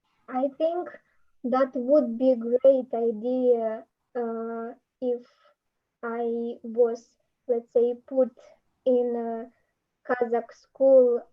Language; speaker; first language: English; non-native, learner; Russian